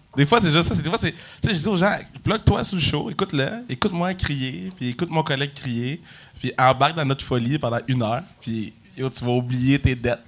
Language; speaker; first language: French; native; French